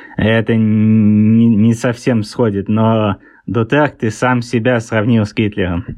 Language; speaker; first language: Russian; early bilingual, heritage; Russian